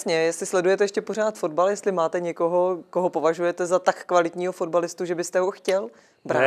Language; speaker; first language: Czech; native; Czech